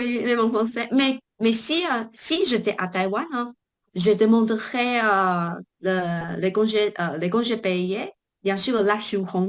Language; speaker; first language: French; non-native, learner; Chinese